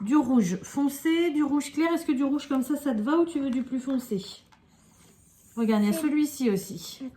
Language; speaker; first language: French; native; French